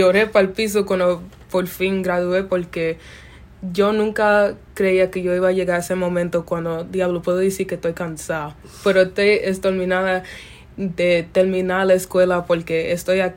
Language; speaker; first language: Spanish; early bilingual, other home language; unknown